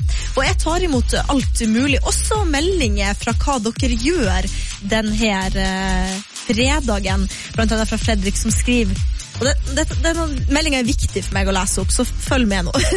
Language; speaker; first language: Norwegian; native; Norwegian